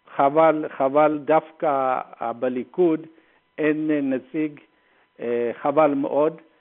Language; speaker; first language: Hebrew; non-native, fluent; Amharic